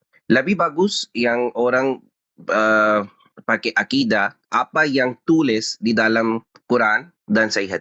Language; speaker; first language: Indonesian; non-native, learner; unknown